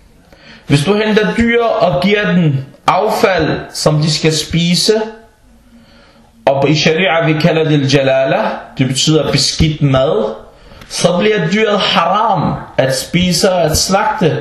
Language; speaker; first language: Danish; non-native, local second language; Arabic